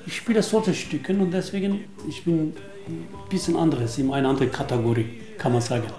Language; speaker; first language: German; non-native, learner; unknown